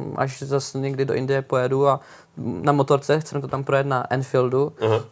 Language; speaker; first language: Czech; native; Czech